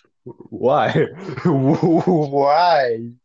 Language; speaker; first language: English; non-native, fluent; Spanish